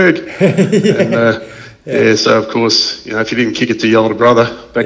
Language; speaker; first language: English; native; English